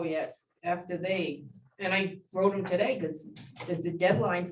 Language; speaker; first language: English; native; English